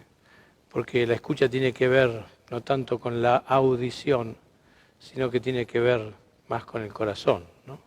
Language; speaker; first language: Spanish; native; Spanish